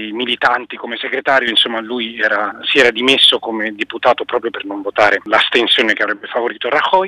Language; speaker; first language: Italian; native; Italian